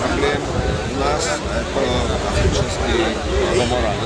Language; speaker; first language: Russian; non-native, learner; Czech